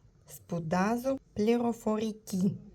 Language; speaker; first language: Greek; non-native, learner; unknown